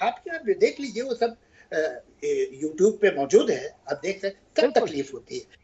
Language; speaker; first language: Hindi; native; Hindi